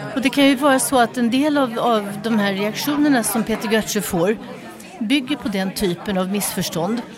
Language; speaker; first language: Swedish; native; Swedish